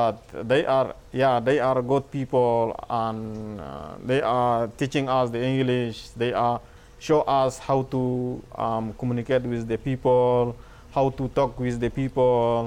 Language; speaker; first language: English; non-native, learner; Arabic